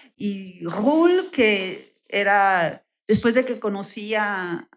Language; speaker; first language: Spanish; native; Spanish